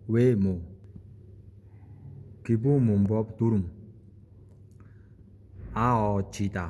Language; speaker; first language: Korean; non-native, learner; Mongolian